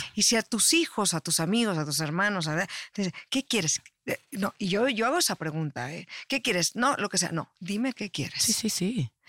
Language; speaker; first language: Spanish; native; Spanish